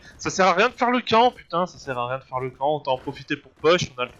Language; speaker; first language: French; native; French